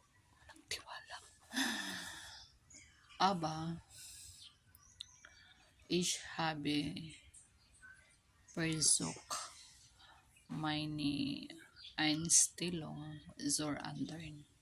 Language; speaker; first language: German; non-native, learner; Filipino